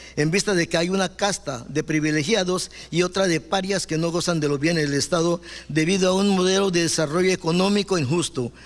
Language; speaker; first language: Spanish; non-native, local second language; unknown